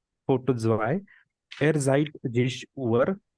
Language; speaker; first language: German; non-native, learner; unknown